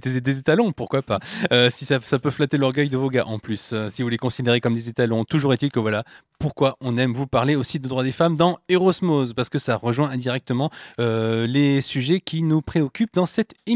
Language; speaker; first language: French; native; French